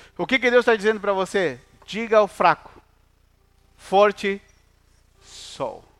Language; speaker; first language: Portuguese; non-native, fluent; Spanish